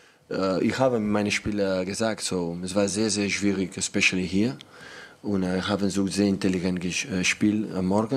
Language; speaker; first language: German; non-native, learner; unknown